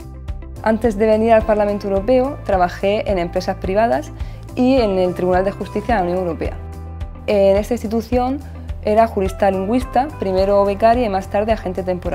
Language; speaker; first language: Spanish; native; Spanish